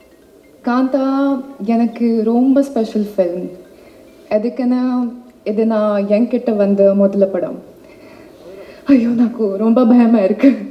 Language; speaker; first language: Tamil; non-native, learner; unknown